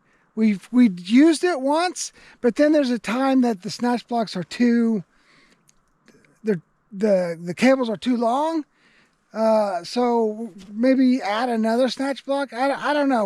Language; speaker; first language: English; native; English